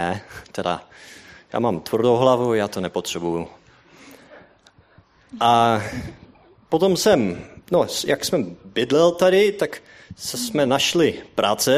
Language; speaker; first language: Czech; non-native, learner; Dutch